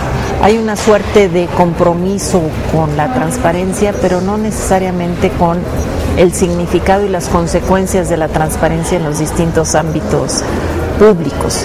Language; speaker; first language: Spanish; native; Spanish